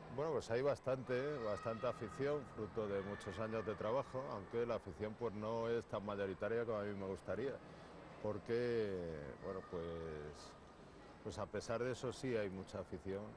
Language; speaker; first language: Spanish; native; Spanish